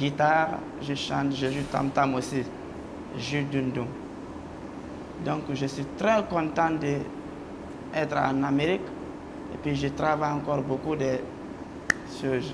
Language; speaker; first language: French; non-native, local second language; Mandingo